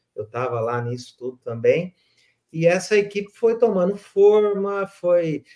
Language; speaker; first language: Portuguese; native; Portuguese